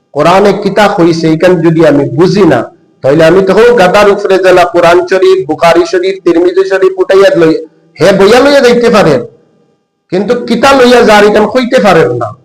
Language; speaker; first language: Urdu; non-native, local second language; Bangla